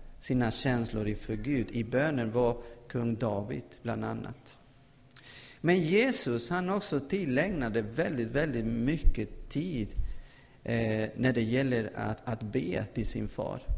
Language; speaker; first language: Swedish; non-native, fluent; Spanish